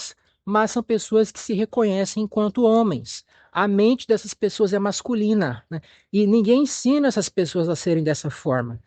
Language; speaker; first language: Portuguese; native; Portuguese